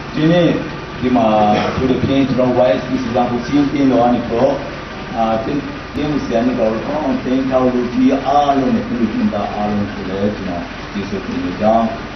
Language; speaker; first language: Burmese; non-native, local second language; Hakha Chin